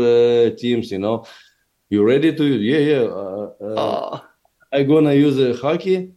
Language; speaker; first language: English; non-native, learner; Russian